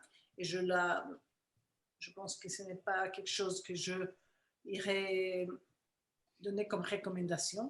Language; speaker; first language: French; non-native, fluent; Spanish